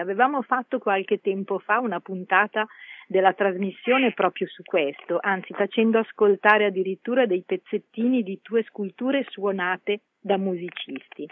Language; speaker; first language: Italian; native; Italian